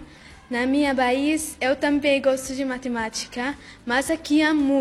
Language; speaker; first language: Portuguese; non-native, learner; Arabic